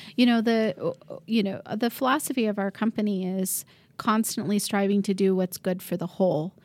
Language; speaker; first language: English; native; English